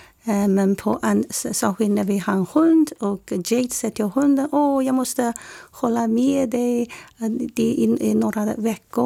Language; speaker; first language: Swedish; non-native, fluent; Chinese